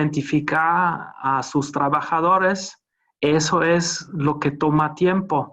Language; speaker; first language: Spanish; non-native, fluent; German